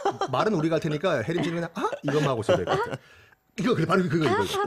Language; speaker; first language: Korean; native; Korean